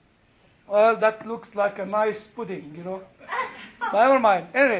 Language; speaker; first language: English; non-native, fluent; Arabic